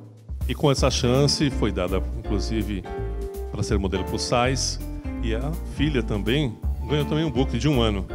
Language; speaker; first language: Portuguese; native; Portuguese